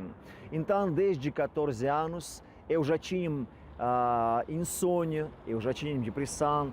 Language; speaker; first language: Portuguese; non-native, fluent; Russian